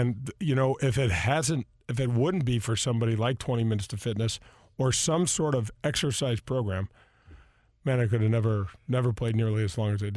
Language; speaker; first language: English; native; English